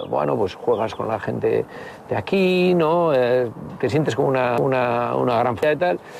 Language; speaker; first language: Spanish; native; Spanish